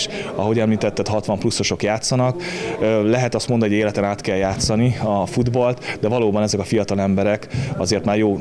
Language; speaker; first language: Hungarian; native; Hungarian